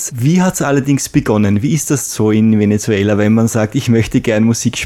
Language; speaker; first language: German; native; German